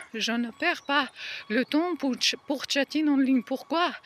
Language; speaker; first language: French; non-native, learner; Ukrainian